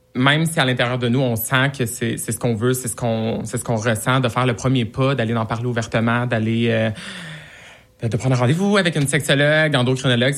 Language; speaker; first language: French; native; French